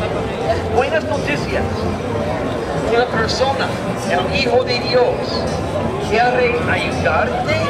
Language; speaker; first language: Spanish; non-native, learner; English